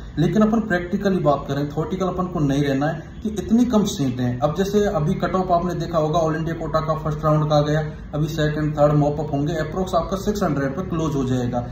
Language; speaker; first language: Hindi; native; Hindi